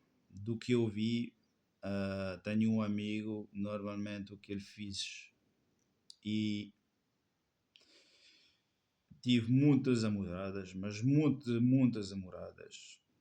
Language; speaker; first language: Portuguese; non-native, fluent; French